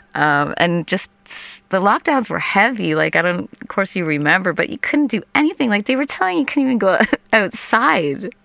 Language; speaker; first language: English; native; English